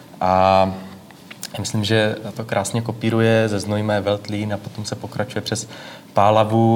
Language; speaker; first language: Czech; native; Czech